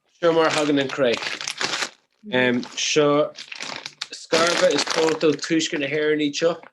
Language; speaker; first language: Irish; native; Irish